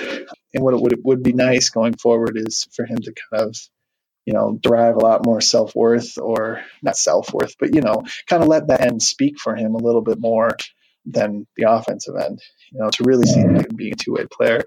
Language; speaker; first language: English; native; English